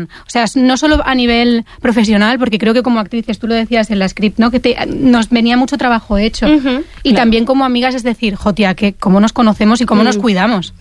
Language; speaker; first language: Spanish; native; Spanish